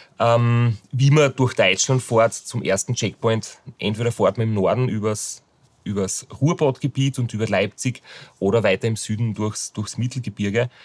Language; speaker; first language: German; native; German